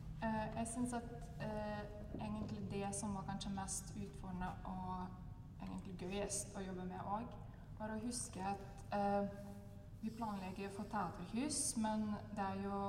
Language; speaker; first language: Norwegian; non-native, fluent; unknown